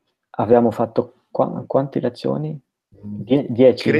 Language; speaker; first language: Italian; non-native, learner; Dutch